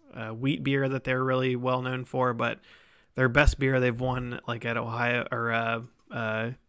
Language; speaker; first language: English; native; English